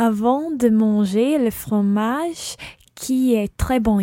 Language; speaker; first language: French; non-native, learner; English